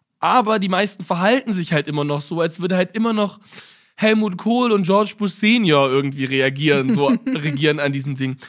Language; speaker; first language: German; native; German